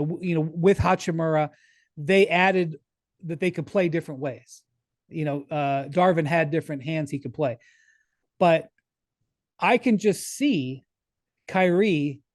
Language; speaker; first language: English; native; English